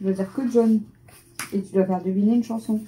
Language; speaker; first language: French; native; French